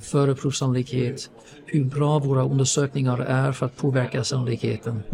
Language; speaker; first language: Swedish; non-native, fluent; English